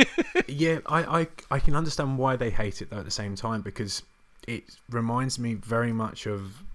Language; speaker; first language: English; native; English